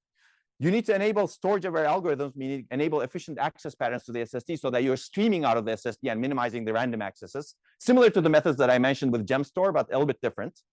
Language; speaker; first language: English; non-native, fluent; Turkish